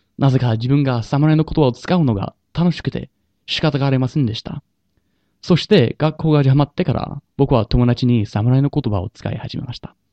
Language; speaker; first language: Japanese; non-native, learner; English